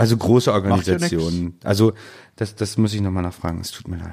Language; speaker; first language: German; native; German